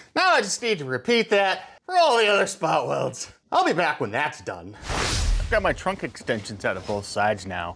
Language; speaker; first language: English; native; English